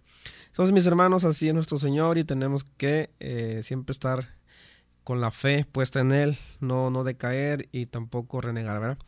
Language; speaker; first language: Spanish; native; Spanish